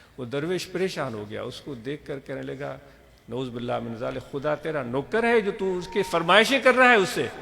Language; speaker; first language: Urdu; non-native, local second language; Sindhi